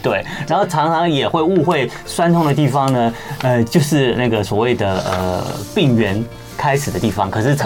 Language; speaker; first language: Chinese; native; Chinese